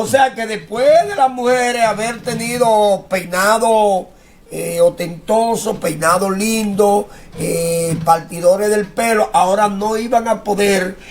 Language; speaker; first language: Spanish; native; Spanish